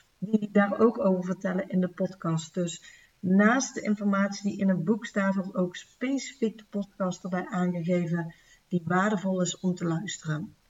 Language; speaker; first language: Dutch; native; Dutch